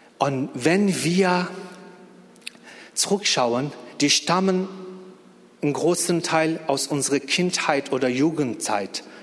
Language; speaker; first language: German; non-native, fluent; Persian